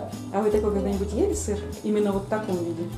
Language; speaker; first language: Russian; native; Russian